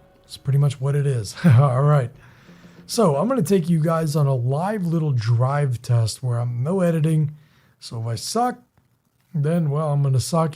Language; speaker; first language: English; native; English